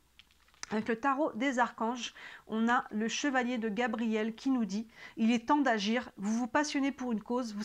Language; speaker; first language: French; native; French